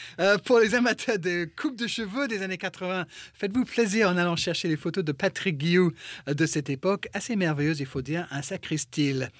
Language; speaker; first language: French; non-native, fluent; English